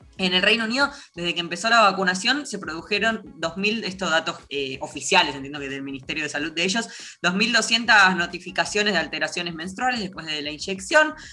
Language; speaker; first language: Spanish; native; Spanish